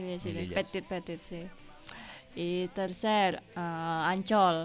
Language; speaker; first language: Catalan; non-native, learner; Indonesian